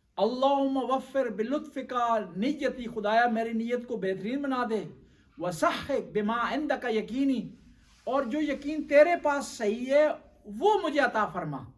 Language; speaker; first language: Urdu; non-native, local second language; Punjabi